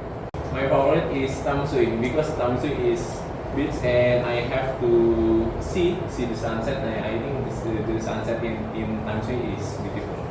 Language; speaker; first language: English; non-native, learner; Indonesian